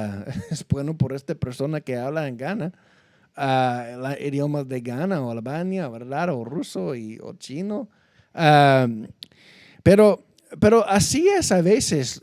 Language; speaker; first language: Spanish; non-native, fluent; English